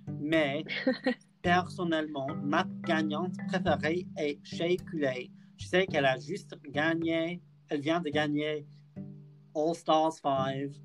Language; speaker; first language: French; non-native, learner; English